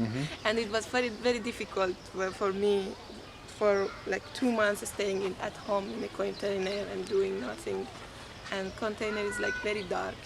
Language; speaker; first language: English; non-native, fluent; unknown